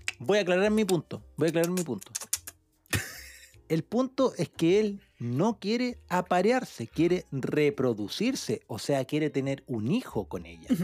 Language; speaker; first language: Spanish; native; Spanish